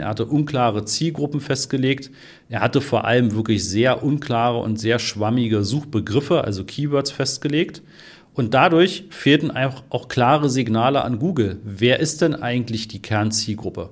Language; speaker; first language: German; native; German